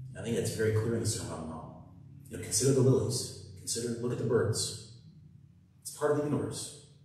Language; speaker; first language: English; native; English